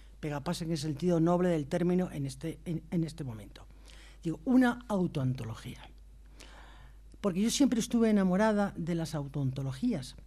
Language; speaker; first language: Spanish; native; Spanish